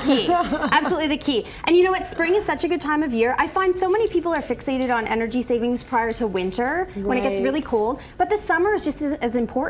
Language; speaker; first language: English; native; English